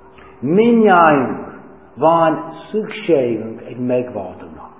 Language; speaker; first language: Hungarian; non-native, learner; English